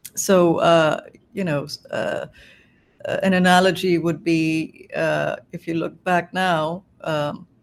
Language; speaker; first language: English; non-native, local second language; Bangla